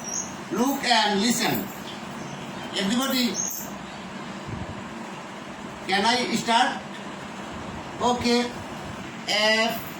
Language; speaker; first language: English; non-native, fluent; Bangla